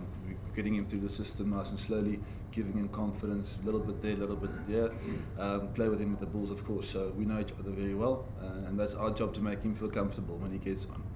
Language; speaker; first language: English; non-native, local second language; Afrikaans